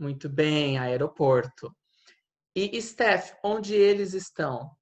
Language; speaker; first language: Portuguese; non-native, fluent; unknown